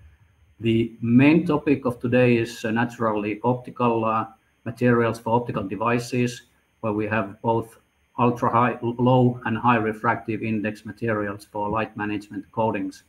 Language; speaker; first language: English; non-native, fluent; Finnish